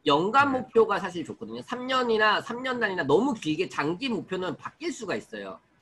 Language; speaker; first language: Korean; native; Korean